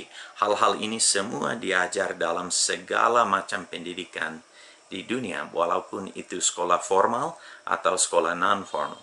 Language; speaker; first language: Indonesian; non-native, fluent; English